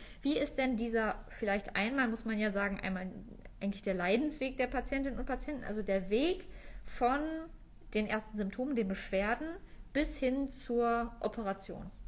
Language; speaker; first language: German; native; German